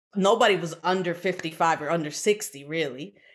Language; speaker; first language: English; native; English